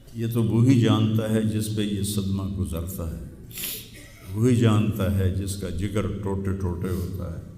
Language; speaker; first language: Urdu; non-native, local second language; Punjabi